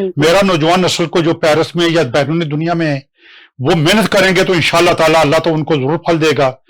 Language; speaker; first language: Urdu; non-native, local second language; Pahari-Potwari